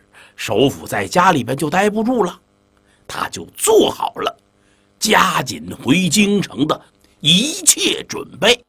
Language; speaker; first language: Chinese; native; Chinese